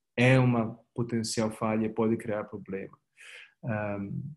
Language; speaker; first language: Portuguese; non-native, fluent; Italian